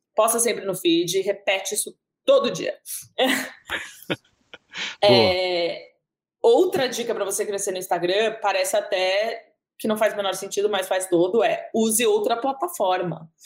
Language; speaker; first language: Portuguese; early bilingual, heritage; English